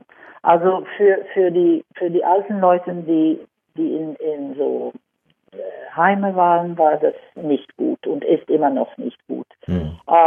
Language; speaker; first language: German; non-native, fluent; Swedish